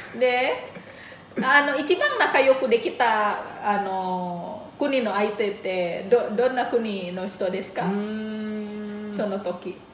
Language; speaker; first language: Japanese; non-native, fluent; Indonesian